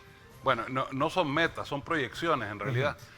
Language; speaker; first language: Spanish; native; Spanish